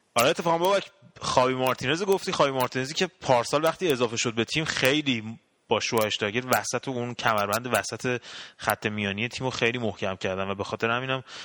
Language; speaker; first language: Persian; native; Persian